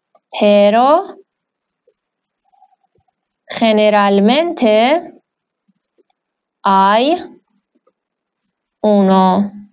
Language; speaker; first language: Spanish; non-native, fluent; Persian